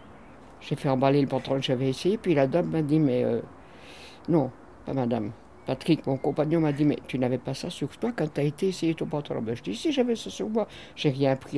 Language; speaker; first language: French; native; French